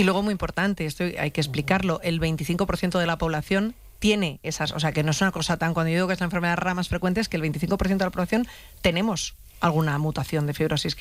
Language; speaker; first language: Spanish; native; Spanish